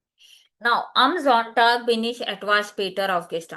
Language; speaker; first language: German; non-native, fluent; Hindi